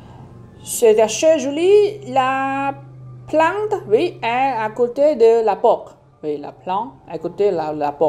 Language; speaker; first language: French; non-native, learner; Khmer